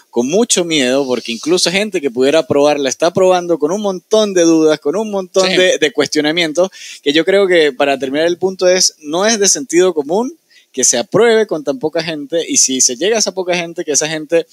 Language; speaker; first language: Spanish; native; Spanish